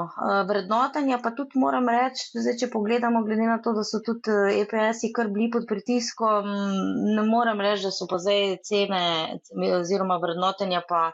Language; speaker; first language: Slovenian; native; Slovenian